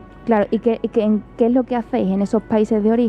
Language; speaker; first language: Spanish; native; Spanish